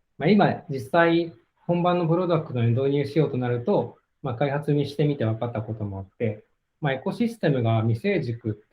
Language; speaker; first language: Japanese; native; Japanese